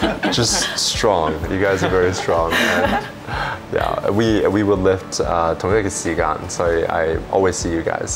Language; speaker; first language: English; early bilingual, other home language; Chinese